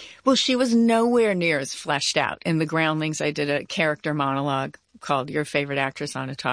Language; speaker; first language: English; native; English